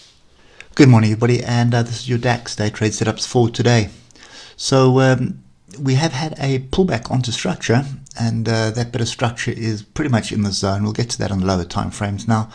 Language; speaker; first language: English; native; English